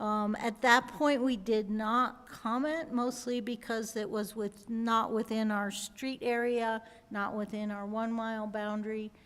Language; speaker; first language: English; native; English